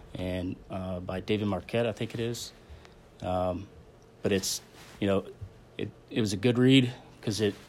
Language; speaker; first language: English; native; English